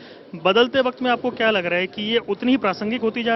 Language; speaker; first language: Hindi; native; Hindi